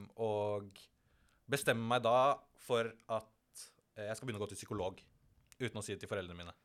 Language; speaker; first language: Norwegian; early bilingual, other home language; Tamil